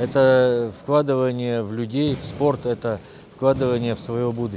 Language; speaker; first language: Russian; native; Russian